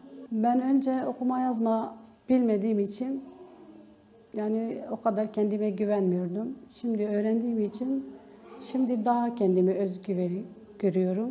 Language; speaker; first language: Turkish; non-native, local second language; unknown